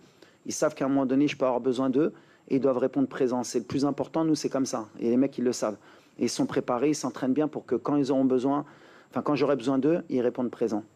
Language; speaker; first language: French; native; French